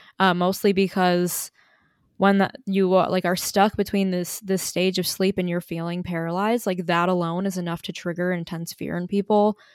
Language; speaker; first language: English; native; English